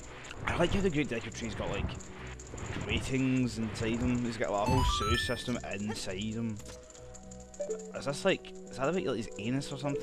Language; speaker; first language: English; native; English